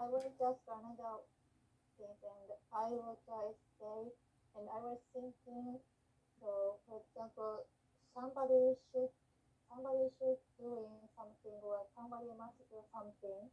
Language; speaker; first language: English; non-native, learner; Japanese